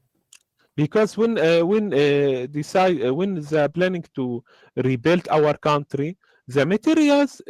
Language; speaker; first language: English; non-native, learner; Arabic